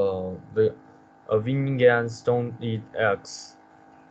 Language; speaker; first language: English; non-native, learner; Chinese